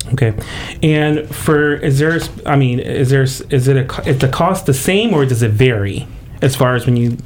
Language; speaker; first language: English; early bilingual, other home language; Spanish